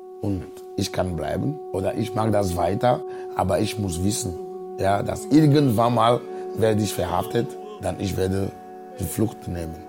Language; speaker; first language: German; non-native, fluent; Ewe